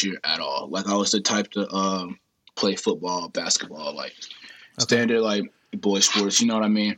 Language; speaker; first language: English; native; English